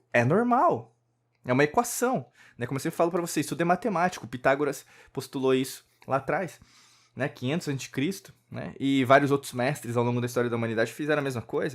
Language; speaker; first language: Portuguese; native; Portuguese